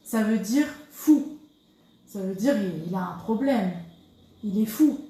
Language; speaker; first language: French; native; French